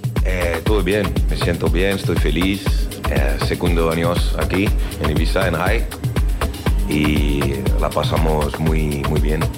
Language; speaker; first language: Spanish; non-native, learner; French